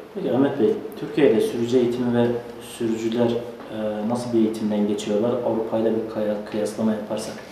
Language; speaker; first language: Turkish; native; Turkish